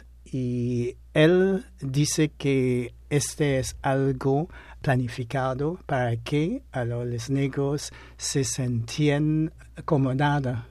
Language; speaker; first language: Spanish; non-native, fluent; English